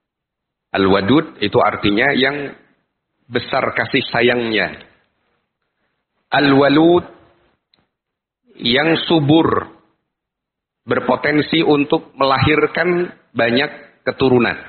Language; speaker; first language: Indonesian; native; Indonesian